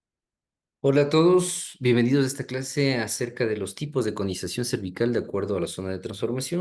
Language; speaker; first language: Spanish; native; Spanish